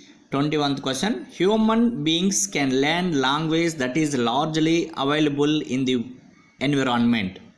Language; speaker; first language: English; non-native, local second language; Telugu